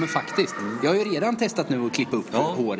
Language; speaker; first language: Swedish; native; Swedish